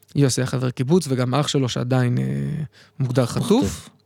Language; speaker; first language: Hebrew; native; Hebrew